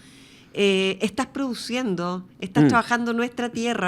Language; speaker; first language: Spanish; native; Spanish